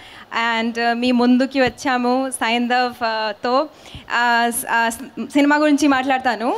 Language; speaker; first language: Telugu; non-native, learner; Hindi